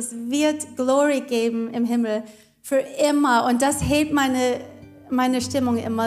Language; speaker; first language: German; non-native, fluent; English